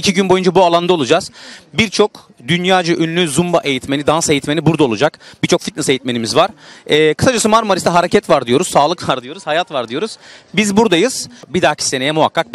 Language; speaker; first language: Turkish; native; Turkish